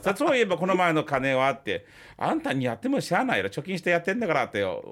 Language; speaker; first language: Japanese; non-native, fluent; Chinese